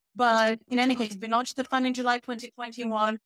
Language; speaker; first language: English; non-native, fluent; Portuguese